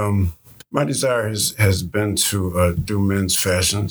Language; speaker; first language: English; native; English